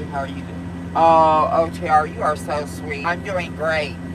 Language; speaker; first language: English; native; English